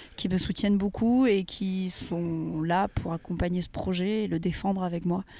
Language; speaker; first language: French; native; French